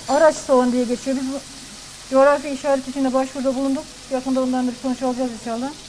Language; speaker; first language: Turkish; native; Turkish